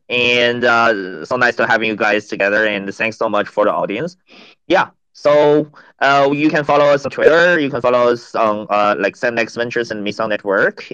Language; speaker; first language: English; non-native, fluent; Chinese